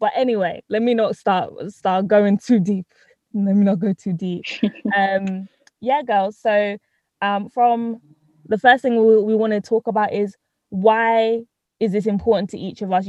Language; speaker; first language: English; native; English